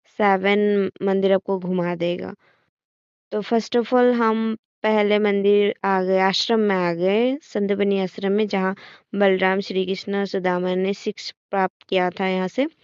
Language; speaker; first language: Hindi; non-native, local second language; Assamese